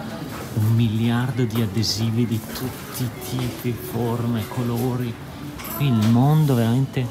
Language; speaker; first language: Italian; native; Italian